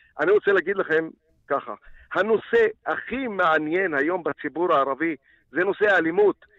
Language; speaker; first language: Hebrew; non-native, local second language; Arabic